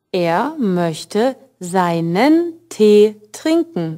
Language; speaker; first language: German; non-native, fluent; English